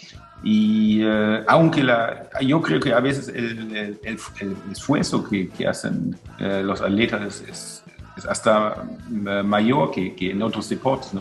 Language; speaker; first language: Spanish; non-native, fluent; German